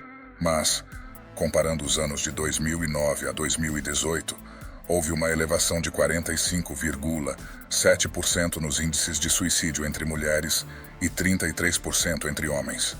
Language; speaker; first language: Portuguese; native; Portuguese